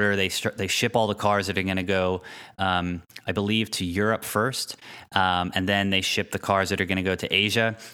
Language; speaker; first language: English; native; English